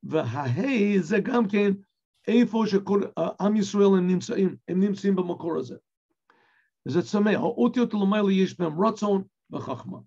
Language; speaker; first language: Hebrew; non-native, fluent; English